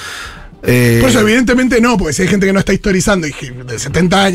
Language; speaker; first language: Spanish; native; Spanish